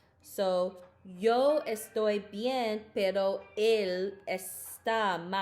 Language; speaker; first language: Spanish; non-native, learner; English